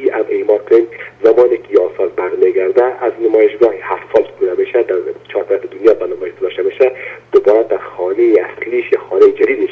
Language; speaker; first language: Persian; native; Persian